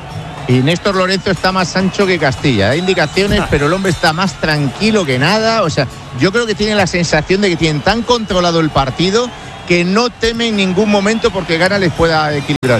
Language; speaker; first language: Spanish; native; Spanish